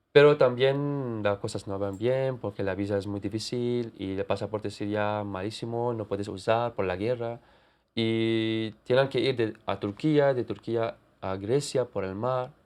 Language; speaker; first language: Spanish; non-native, fluent; Kurdish